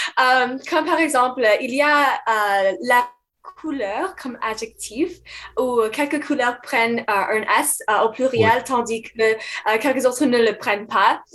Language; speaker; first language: French; non-native, fluent; English